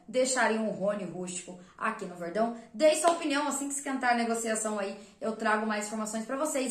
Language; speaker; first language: Portuguese; native; Portuguese